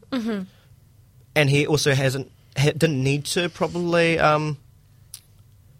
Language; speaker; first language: English; native; English